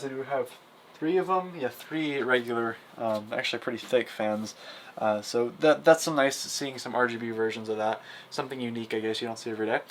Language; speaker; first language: English; native; English